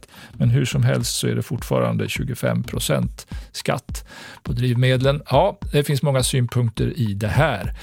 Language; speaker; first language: Swedish; native; Swedish